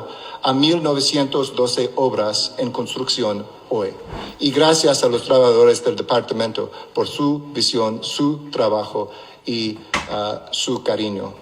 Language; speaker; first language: Spanish; non-native, local second language; English